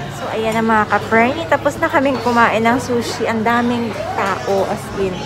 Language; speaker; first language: Filipino; native; Filipino